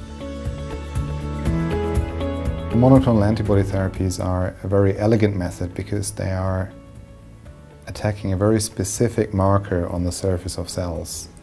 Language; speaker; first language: English; non-native, fluent; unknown